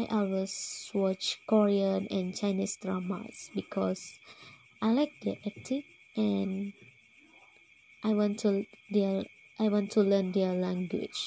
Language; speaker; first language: English; non-native, local second language; Malay